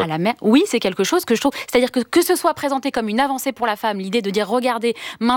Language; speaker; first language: French; native; French